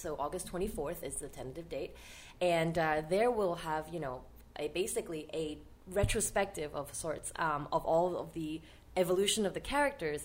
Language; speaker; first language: English; non-native, local second language; Cantonese